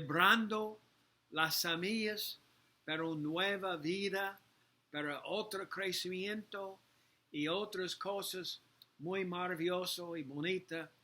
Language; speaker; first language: Spanish; non-native, learner; English